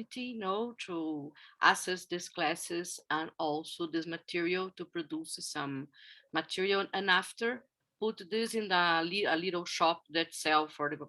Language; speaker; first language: English; non-native, fluent; Portuguese